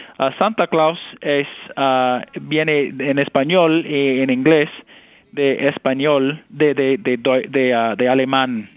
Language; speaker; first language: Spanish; non-native, fluent; English